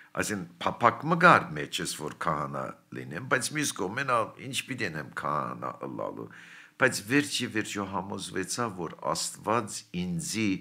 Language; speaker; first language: Armenian; early bilingual, heritage; Armenian